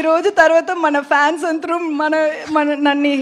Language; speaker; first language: Telugu; non-native, learner; Tamil